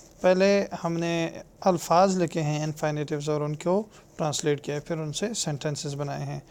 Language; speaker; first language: Urdu; non-native, local second language; Pashto